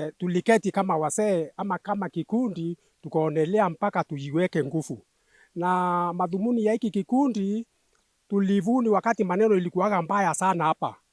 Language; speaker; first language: Swahili; non-native, local second language; Meru